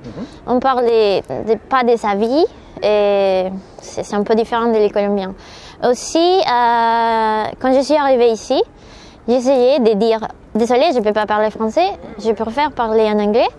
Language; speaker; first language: French; non-native, learner; Spanish